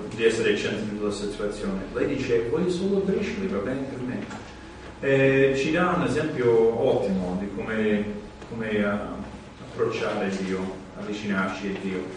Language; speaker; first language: Italian; non-native, fluent; English